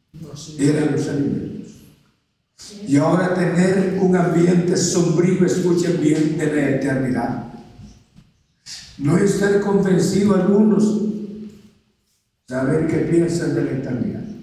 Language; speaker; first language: Spanish; native; Spanish